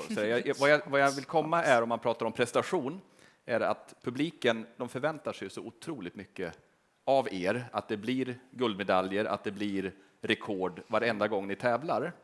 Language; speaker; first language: Swedish; native; Swedish